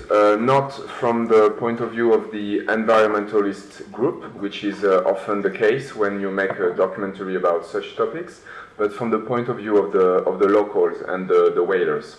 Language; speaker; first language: English; non-native, fluent; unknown